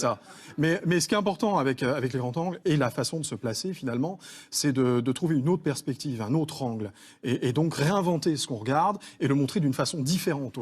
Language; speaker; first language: French; native; French